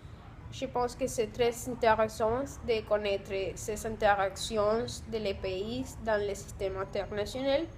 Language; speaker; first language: French; non-native, learner; Spanish